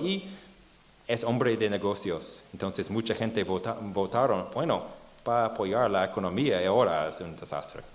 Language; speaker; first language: Spanish; non-native, fluent; English